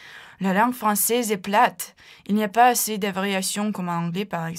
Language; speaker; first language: French; non-native, fluent; Ukrainian